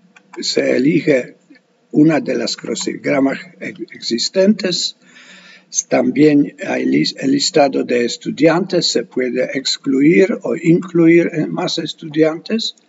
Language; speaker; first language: Spanish; non-native, fluent; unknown